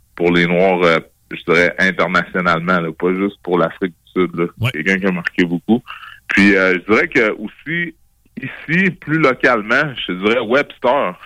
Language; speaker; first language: French; native; French